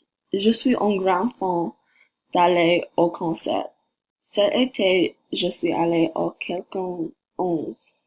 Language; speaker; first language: French; non-native, learner; English